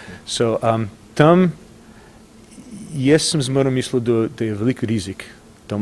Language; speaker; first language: Slovenian; early bilingual, heritage; English